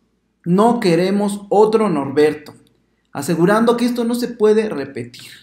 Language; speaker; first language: Spanish; native; Spanish